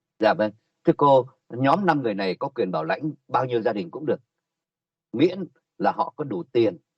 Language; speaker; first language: Vietnamese; native; Vietnamese